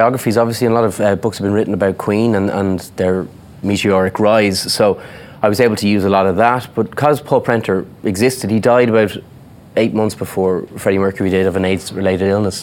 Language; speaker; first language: English; native; English